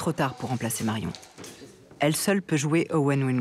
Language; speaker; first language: French; native; French